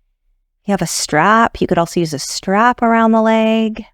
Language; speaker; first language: English; native; English